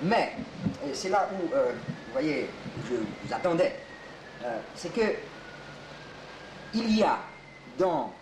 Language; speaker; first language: French; native; French